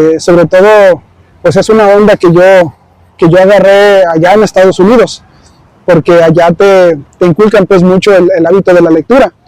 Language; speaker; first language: Spanish; early bilingual, heritage; Spanish